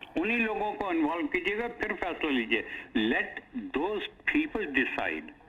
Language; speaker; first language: Hindi; non-native, local second language; Punjabi